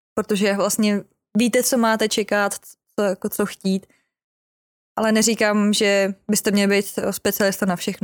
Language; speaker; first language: Czech; native; Czech